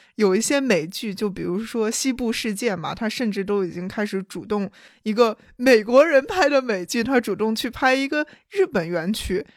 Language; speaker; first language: Chinese; native; Chinese